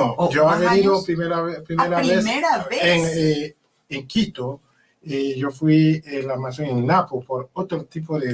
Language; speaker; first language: Spanish; non-native, learner; Haitian Creole